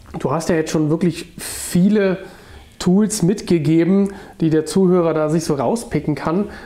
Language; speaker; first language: German; native; German